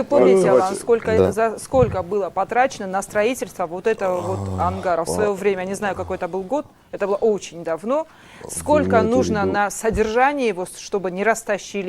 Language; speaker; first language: Russian; non-native, local second language; Ossetic